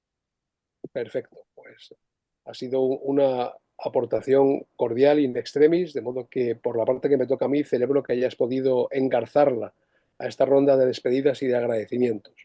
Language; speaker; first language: Spanish; native; Spanish